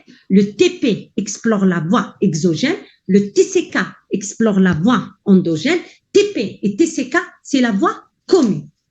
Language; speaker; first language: French; non-native, local second language; Arabic